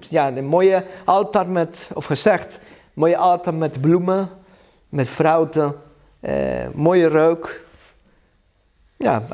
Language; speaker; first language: Dutch; non-native, learner; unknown